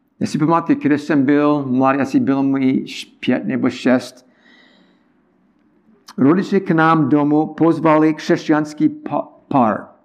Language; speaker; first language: Czech; non-native, learner; English